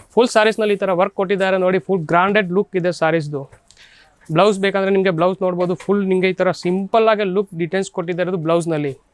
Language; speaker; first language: Kannada; non-native, learner; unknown